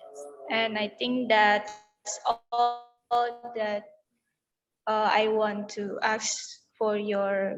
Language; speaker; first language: English; non-native, learner; Indonesian